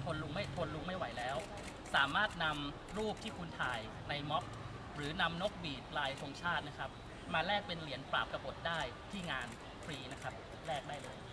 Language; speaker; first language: Thai; native; Thai